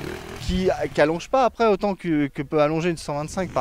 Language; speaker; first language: French; native; French